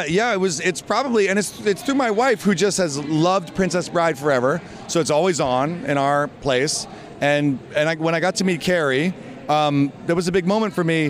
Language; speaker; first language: English; native; English